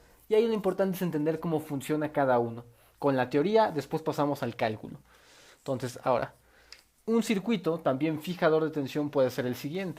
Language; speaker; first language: Spanish; native; Spanish